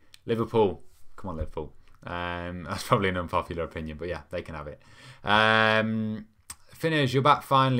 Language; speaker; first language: English; native; English